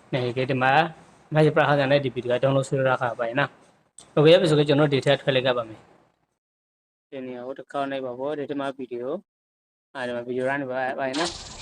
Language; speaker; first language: Burmese; native; Burmese